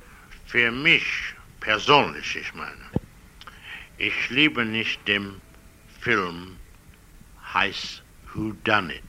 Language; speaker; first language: German; non-native, learner; English